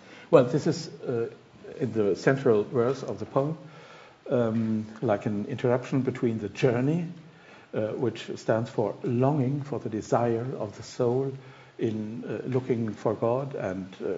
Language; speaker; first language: English; non-native, fluent; German